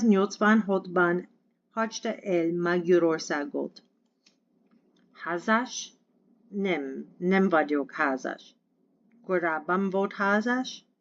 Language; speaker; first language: Hungarian; non-native, learner; English